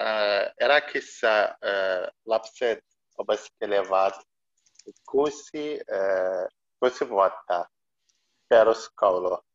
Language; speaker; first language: Finnish; non-native, learner; Arabic